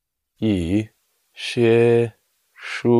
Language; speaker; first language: Chinese; non-native, learner; English